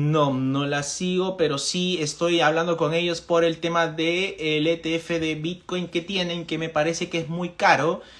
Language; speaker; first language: Spanish; native; Spanish